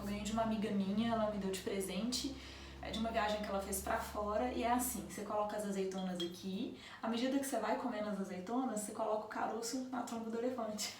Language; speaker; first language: Portuguese; native; Portuguese